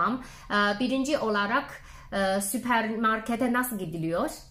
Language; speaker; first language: Turkish; non-native, fluent; Chinese